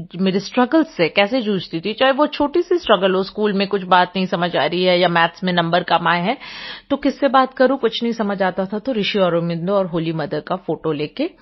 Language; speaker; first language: Hindi; non-native, local second language; Bangla